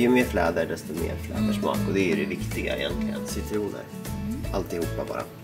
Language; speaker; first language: Swedish; non-native, fluent; Japanese